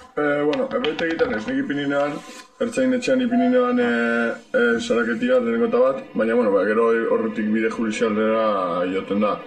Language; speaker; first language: Basque; native; Basque